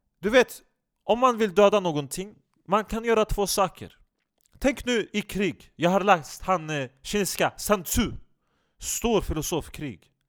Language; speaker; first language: Swedish; non-native, fluent; Turkish